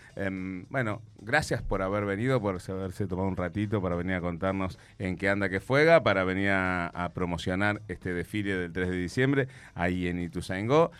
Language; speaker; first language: Spanish; native; Spanish